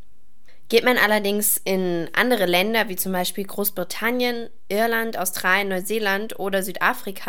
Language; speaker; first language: German; native; German